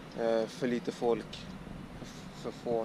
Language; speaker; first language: Swedish; early bilingual, other home language; Russian